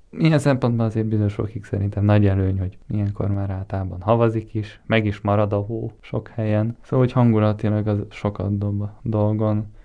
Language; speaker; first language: Hungarian; early bilingual, heritage; Hungarian